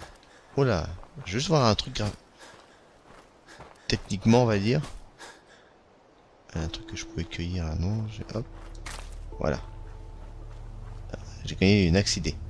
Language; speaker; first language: French; native; French